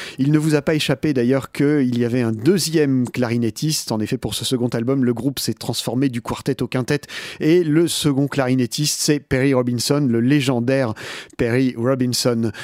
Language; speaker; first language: French; native; French